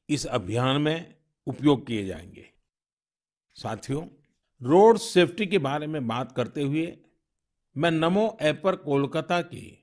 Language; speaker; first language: Hindi; non-native, local second language; Gujarati